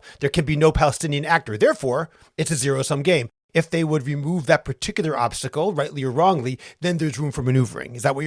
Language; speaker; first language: English; native; English